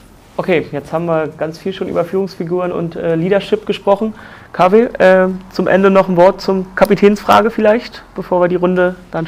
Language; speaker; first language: German; native; German